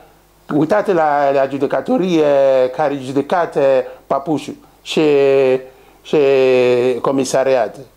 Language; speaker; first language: Romanian; non-native, learner; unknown